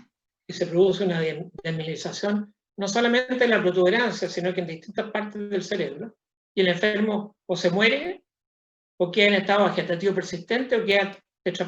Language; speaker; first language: Spanish; native; Spanish